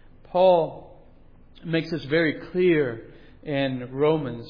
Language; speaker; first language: English; native; English